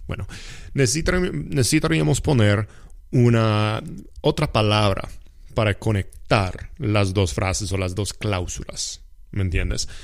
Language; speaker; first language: Spanish; non-native, fluent; English